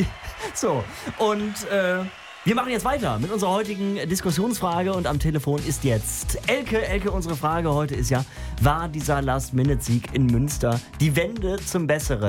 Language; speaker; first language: German; native; German